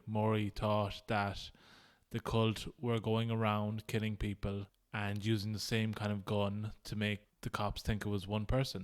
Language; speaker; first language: English; native; English